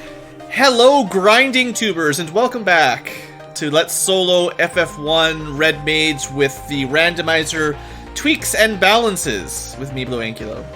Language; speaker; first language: English; native; English